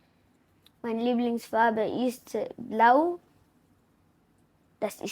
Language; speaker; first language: German; non-native, learner; Arabic